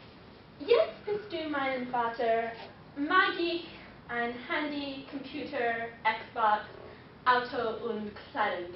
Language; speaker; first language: German; non-native, learner; English